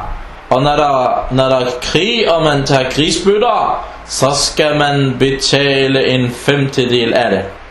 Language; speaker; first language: Danish; early bilingual, other home language; Arabic